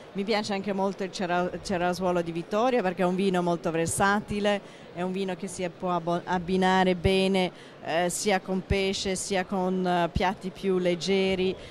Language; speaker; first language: Italian; non-native, fluent; English